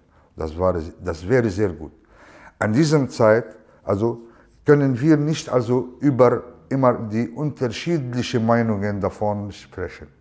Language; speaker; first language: German; non-native, learner; Arabic